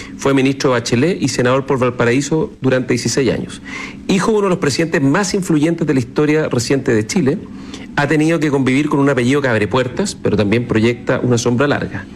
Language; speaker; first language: Spanish; native; Spanish